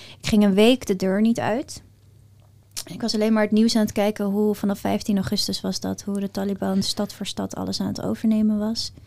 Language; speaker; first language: Dutch; early bilingual, other home language; Persian